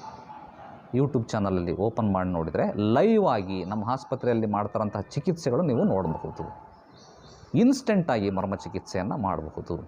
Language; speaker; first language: Kannada; native; Kannada